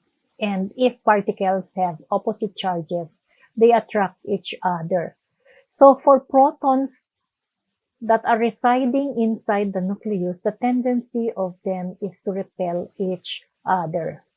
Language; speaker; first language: English; non-native, local second language; Filipino